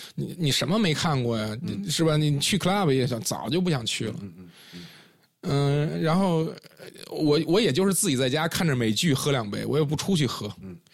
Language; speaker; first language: Chinese; native; Chinese